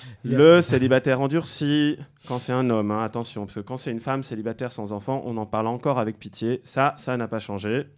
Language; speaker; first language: French; native; French